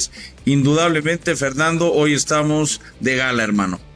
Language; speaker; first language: Spanish; native; Spanish